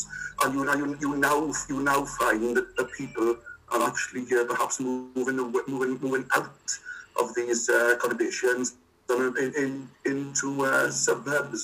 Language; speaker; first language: English; native; English